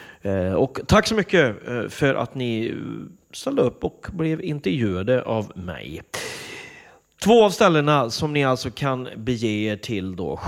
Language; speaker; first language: Swedish; native; Swedish